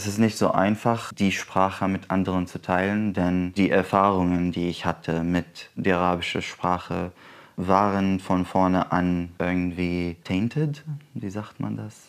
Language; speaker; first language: German; non-native, fluent; Arabic